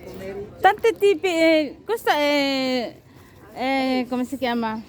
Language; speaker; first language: Italian; non-native, learner; Filipino